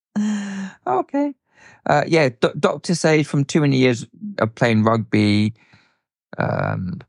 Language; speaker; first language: English; native; English